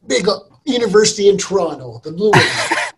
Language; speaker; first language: English; native; English